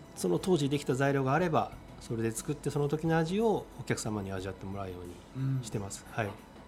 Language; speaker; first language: Japanese; native; Japanese